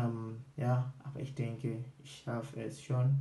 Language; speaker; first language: German; non-native, learner; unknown